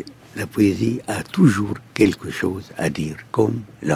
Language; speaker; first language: French; non-native, fluent; Arabic